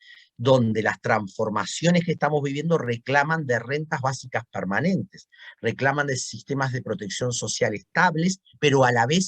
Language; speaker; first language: Spanish; native; Spanish